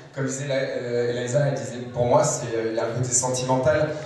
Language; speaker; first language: French; native; French